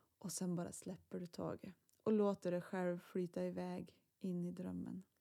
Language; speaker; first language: Swedish; native; Swedish